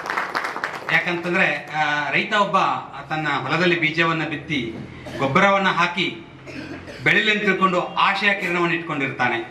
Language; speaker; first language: Kannada; native; Kannada